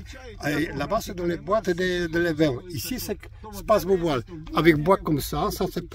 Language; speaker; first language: French; non-native, learner; Polish